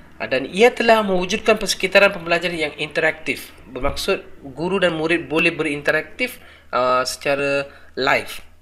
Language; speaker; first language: Malay; non-native, local second language; Tamil